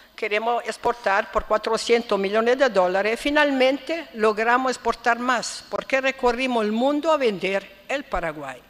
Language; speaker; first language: Spanish; non-native, fluent; Italian